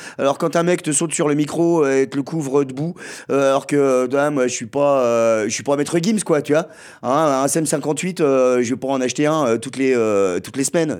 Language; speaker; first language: French; native; French